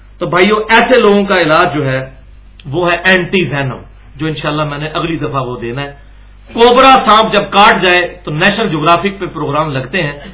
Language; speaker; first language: Urdu; non-native, local second language; Punjabi